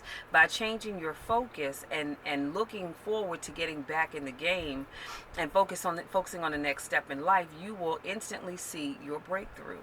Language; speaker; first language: English; native; English